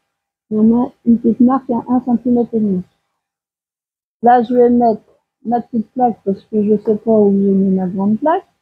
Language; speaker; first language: French; native; French